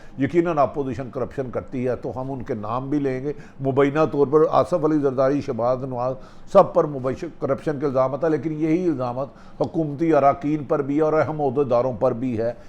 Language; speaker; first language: Urdu; native; Urdu